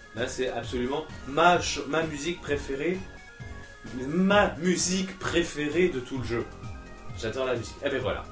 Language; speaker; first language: French; native; French